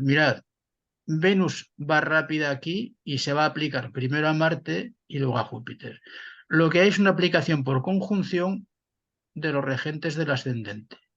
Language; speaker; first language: Spanish; native; Spanish